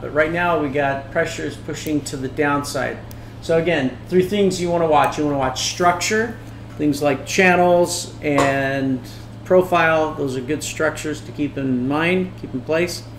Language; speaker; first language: English; native; English